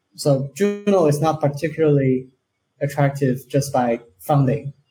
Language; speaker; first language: English; non-native, fluent; Chinese